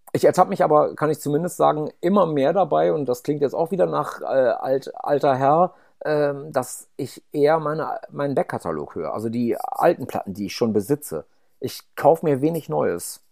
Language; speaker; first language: German; native; German